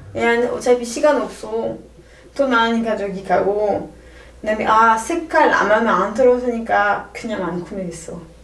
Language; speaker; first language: Korean; non-native, learner; French